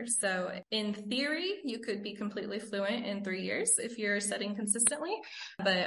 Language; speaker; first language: English; native; English